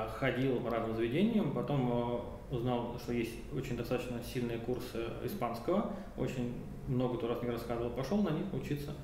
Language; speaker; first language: Russian; native; Russian